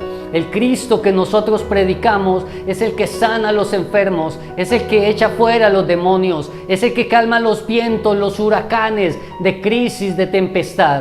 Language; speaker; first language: Spanish; native; Spanish